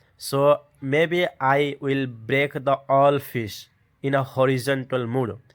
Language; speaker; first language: English; non-native, learner; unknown